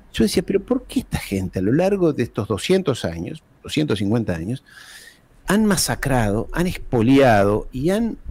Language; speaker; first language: Spanish; early bilingual, heritage; Spanish